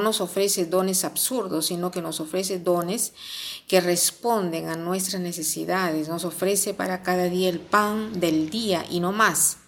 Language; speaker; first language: Spanish; non-native, fluent; Italian